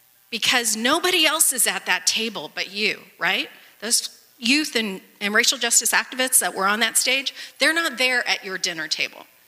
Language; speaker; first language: English; early bilingual, other home language; Spanish